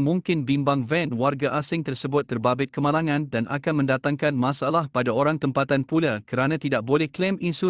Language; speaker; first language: Malay; native; Malay